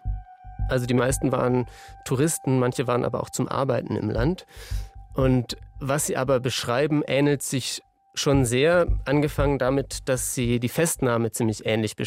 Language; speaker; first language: German; native; German